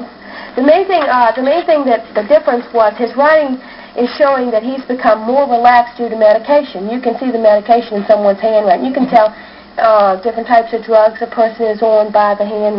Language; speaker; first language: English; native; English